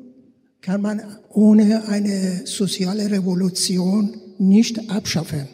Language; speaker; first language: German; non-native, fluent; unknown